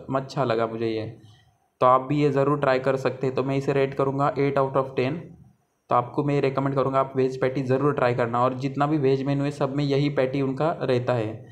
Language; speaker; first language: Hindi; non-native, local second language; Marathi